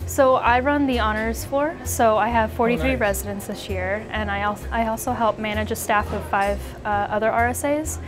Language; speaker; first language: English; native; English